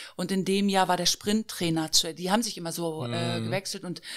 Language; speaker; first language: German; native; German